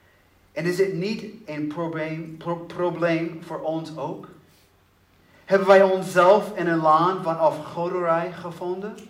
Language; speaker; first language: Dutch; non-native, learner; English